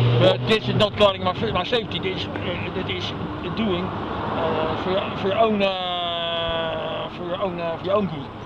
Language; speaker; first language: English; non-native, learner; Dutch